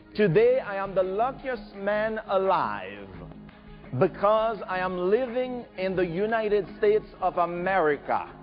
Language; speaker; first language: English; non-native, fluent; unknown